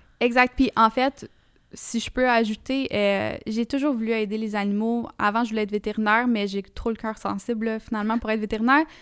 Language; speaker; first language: French; native; French